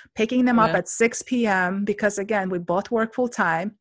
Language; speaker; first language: English; non-native, fluent; Armenian